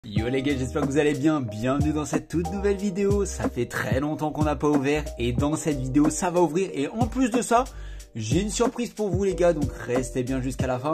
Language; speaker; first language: French; native; French